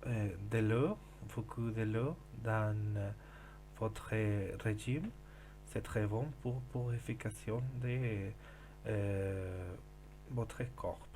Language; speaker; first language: French; non-native, learner; Spanish